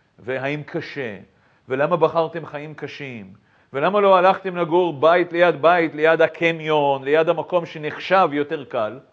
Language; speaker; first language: Hebrew; native; Hebrew